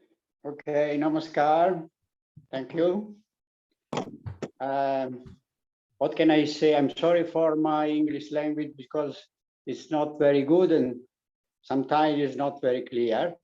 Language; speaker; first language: English; non-native, learner; Italian